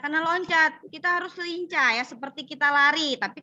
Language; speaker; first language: Malay; native; Malay